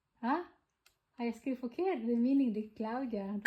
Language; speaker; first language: Danish; non-native, fluent; Filipino